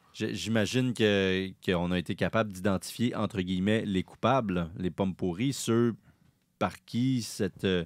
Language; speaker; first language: French; native; French